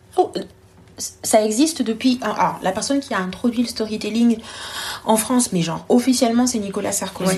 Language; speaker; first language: French; non-native, local second language; Lingala